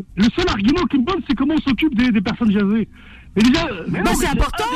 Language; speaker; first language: French; native; French